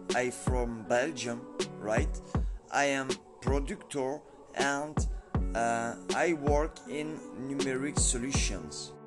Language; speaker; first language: English; non-native, learner; French